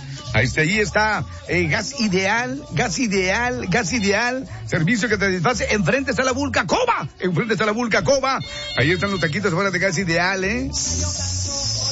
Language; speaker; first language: Spanish; native; Spanish